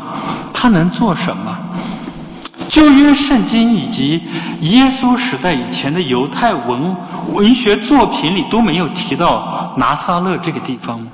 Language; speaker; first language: Chinese; native; Chinese